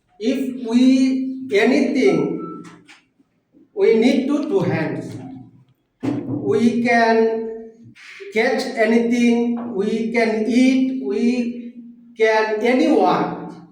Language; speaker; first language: English; non-native, learner; Bangla